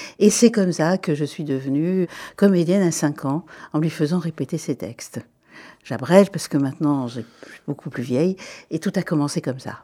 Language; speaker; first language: French; native; French